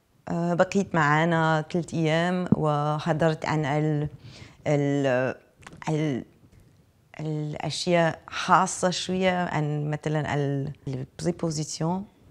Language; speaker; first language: Arabic; non-native, fluent; Azerbaijani